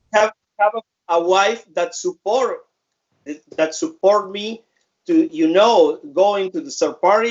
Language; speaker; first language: English; non-native, fluent; Spanish